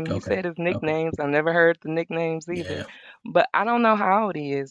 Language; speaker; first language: English; native; English